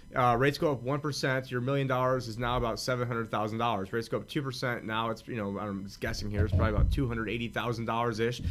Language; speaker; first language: English; native; English